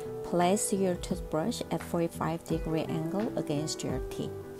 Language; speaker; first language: English; non-native, fluent; Korean